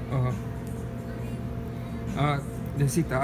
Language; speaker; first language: Spanish; non-native, learner; Korean